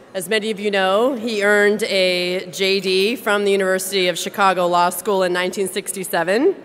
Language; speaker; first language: English; native; English